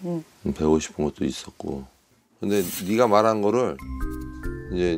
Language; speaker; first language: Korean; native; Korean